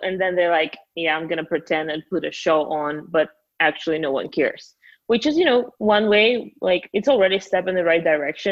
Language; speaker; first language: English; non-native, fluent; Russian